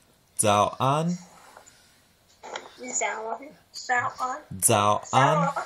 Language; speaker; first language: Chinese; non-native, learner; English